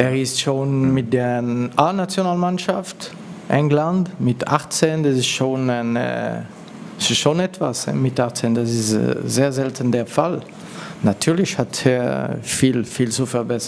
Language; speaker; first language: German; non-native, learner; French